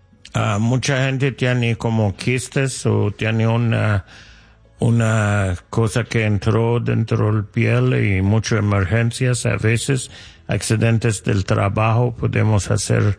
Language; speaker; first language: Spanish; non-native, learner; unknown